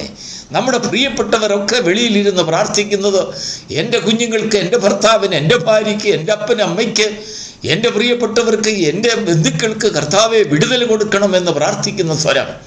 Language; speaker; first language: Malayalam; native; Malayalam